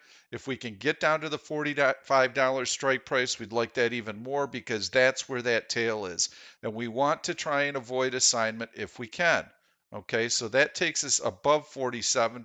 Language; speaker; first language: English; native; English